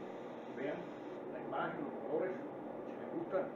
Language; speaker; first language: Spanish; native; Spanish